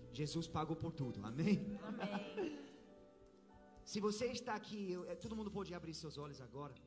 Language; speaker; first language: Portuguese; non-native, fluent; English